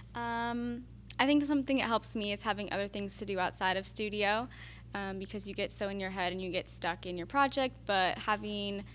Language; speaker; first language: English; native; English